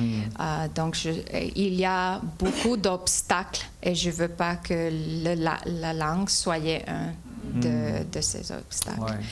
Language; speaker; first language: French; non-native, fluent; English